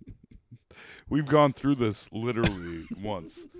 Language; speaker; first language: English; native; English